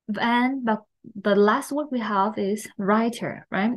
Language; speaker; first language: English; non-native, fluent; Vietnamese